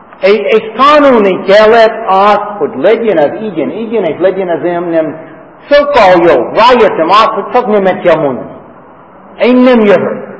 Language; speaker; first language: Hungarian; non-native, fluent; English